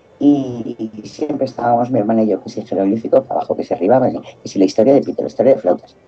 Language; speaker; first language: Spanish; native; Spanish